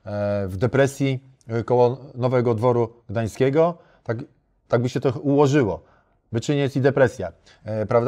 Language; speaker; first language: Polish; native; Polish